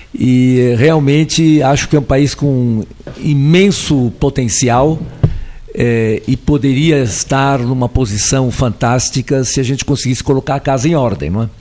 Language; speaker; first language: Portuguese; early bilingual, other home language; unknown